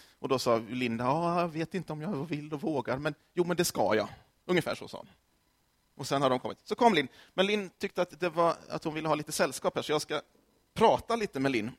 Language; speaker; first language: Swedish; native; Swedish